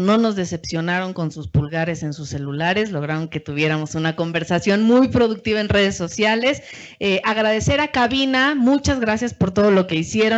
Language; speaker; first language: Spanish; native; Spanish